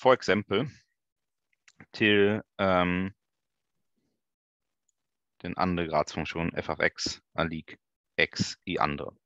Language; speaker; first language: Norwegian; non-native, fluent; German